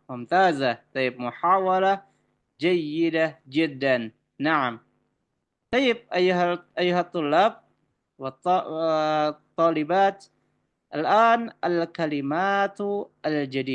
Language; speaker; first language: Arabic; non-native, fluent; Indonesian